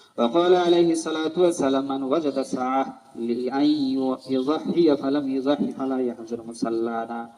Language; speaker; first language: Arabic; non-native, fluent; Bangla